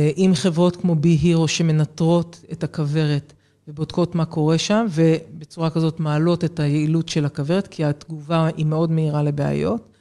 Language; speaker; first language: Hebrew; native; Hebrew